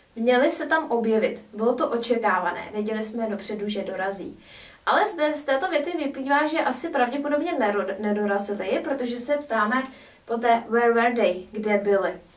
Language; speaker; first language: Czech; native; Czech